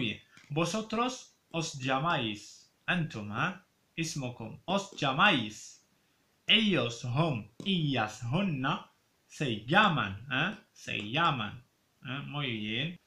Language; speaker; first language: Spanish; non-native, fluent; Arabic